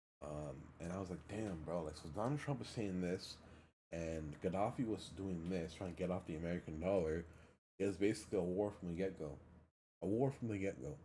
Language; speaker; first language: English; early bilingual, other home language; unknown